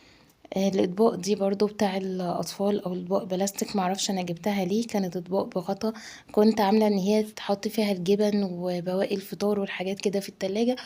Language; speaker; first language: Arabic; native; Arabic